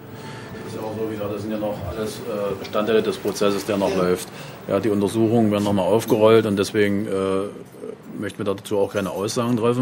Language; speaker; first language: German; native; German